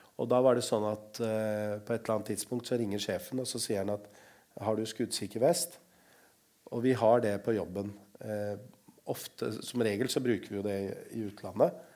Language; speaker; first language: Norwegian; early bilingual, other home language; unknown